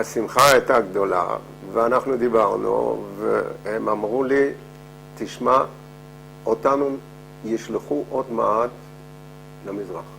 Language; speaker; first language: Hebrew; non-native, fluent; Dutch